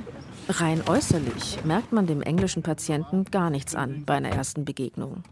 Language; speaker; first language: German; native; German